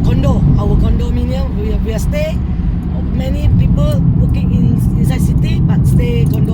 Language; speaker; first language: English; non-native, learner; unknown